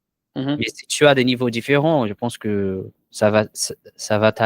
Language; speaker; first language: French; non-native, learner; Portuguese